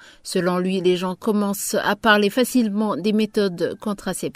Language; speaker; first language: French; non-native, local second language; Rundi